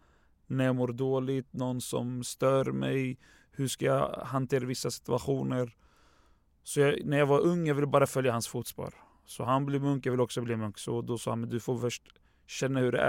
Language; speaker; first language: Swedish; non-native, fluent; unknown